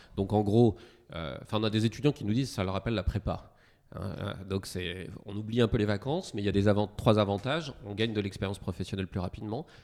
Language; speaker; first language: French; native; French